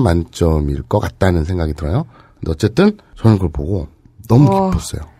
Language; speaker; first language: Korean; native; Korean